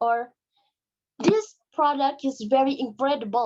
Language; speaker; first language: English; non-native, learner; Indonesian